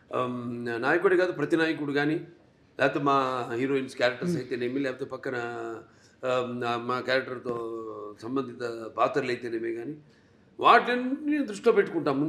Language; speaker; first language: Telugu; native; Telugu